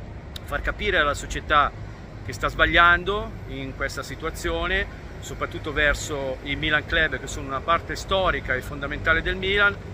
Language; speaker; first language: Italian; native; Italian